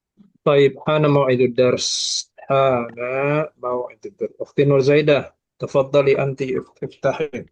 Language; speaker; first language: Arabic; non-native, fluent; Malay